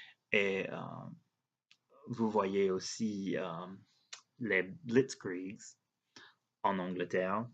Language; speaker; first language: French; non-native, learner; English